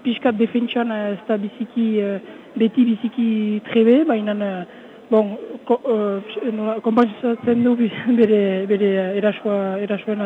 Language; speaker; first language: Basque; native; Basque